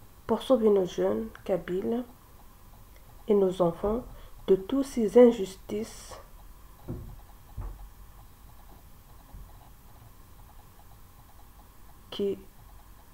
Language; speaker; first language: French; non-native, local second language; Kabyle